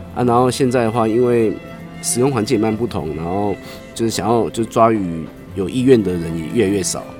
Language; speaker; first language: Chinese; native; Chinese